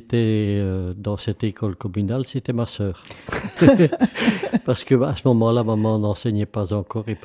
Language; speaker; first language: French; native; French